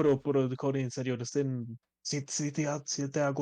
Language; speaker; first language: Spanish; early bilingual, heritage; English